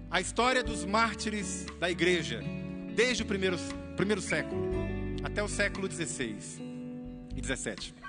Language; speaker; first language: Portuguese; native; Portuguese